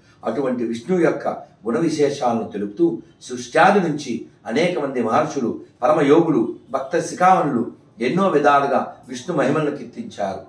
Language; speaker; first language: Telugu; native; Telugu